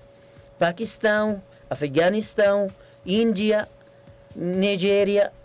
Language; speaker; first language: Portuguese; non-native, learner; Arabic